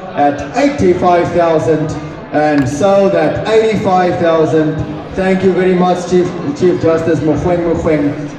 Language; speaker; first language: English; non-native, local second language; Afrikaans